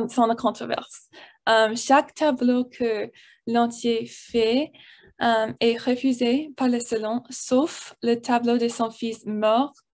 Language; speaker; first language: French; non-native, learner; English